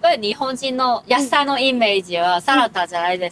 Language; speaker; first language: Japanese; non-native, fluent; Cantonese